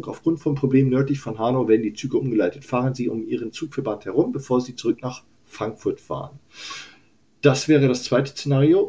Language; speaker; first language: German; native; German